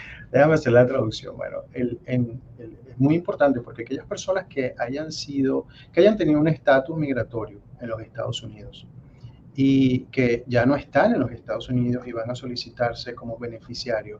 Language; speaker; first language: Spanish; native; Spanish